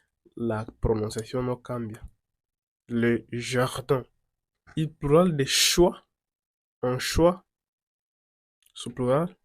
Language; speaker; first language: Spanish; non-native, fluent; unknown